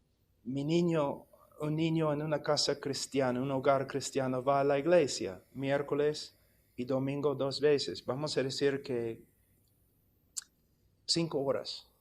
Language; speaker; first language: Spanish; non-native, fluent; English